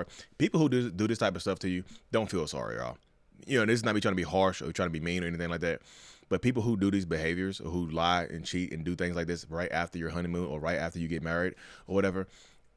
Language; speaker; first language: English; native; English